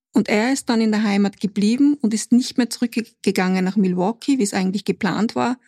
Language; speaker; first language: German; native; German